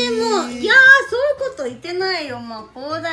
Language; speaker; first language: Japanese; non-native, fluent; Spanish